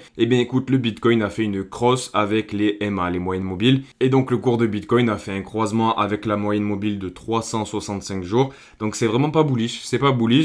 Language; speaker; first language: French; native; French